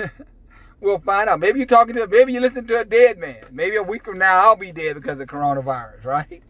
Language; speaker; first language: English; native; English